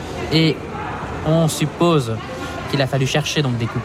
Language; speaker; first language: French; native; French